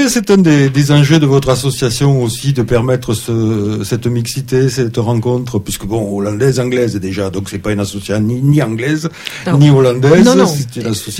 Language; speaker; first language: French; native; French